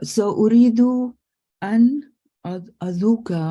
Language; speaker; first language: Arabic; non-native, learner; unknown